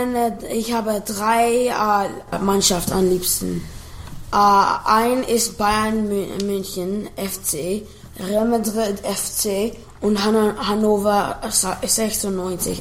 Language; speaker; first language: German; non-native, learner; English